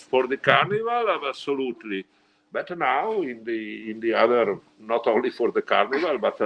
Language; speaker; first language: English; non-native, learner; Italian